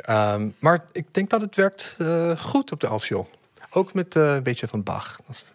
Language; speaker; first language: Dutch; non-native, fluent; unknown